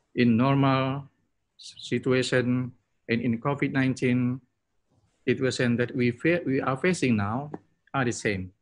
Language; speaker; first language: English; non-native, fluent; Indonesian